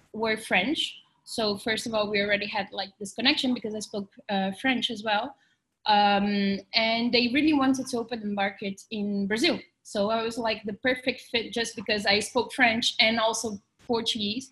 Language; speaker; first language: English; non-native, fluent; Portuguese